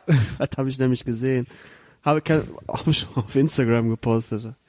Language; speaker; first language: German; native; German